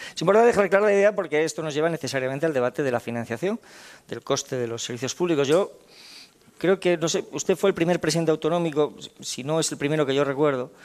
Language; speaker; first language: Spanish; native; Spanish